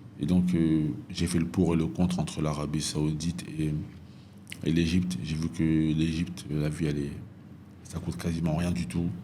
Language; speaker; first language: French; native; French